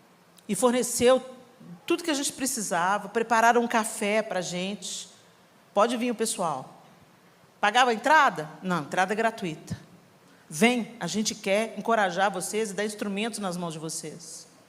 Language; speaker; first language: Portuguese; native; Portuguese